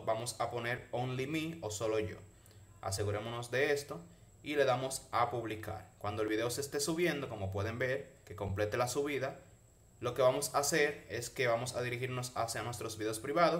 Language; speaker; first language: Spanish; native; Spanish